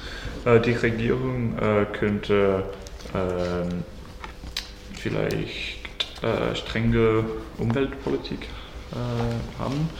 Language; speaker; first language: German; non-native, learner; English